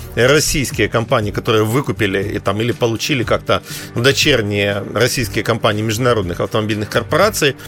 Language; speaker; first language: Russian; native; Russian